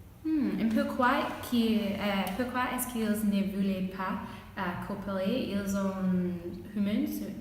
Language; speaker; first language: French; non-native, learner; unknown